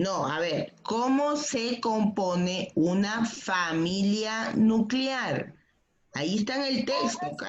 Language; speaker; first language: Spanish; native; Spanish